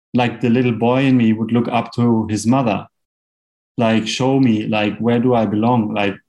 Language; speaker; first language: English; non-native, fluent; German